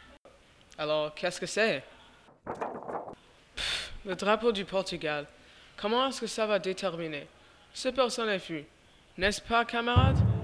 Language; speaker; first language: French; non-native, learner; English